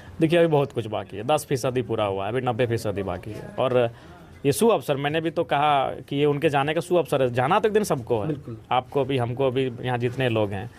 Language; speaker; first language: Hindi; non-native, local second language; Magahi